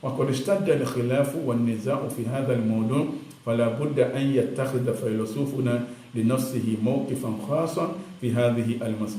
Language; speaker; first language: Arabic; non-native, fluent; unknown